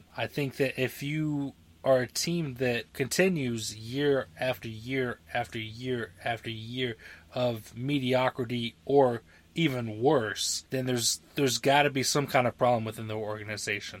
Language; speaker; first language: English; native; English